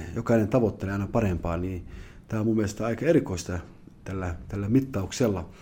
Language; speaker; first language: Finnish; early bilingual, other home language; Somali